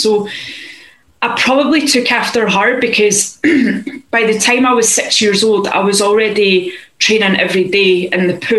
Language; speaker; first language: English; native; English